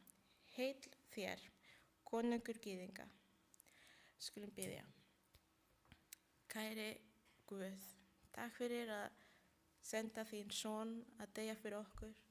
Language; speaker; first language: Icelandic; non-native, learner; Spanish